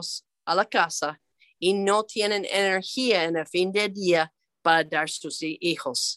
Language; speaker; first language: Spanish; non-native, fluent; English